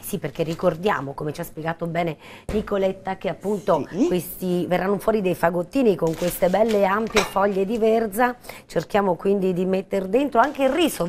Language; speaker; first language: Italian; native; Italian